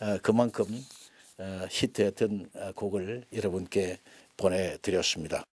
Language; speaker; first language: Korean; native; Korean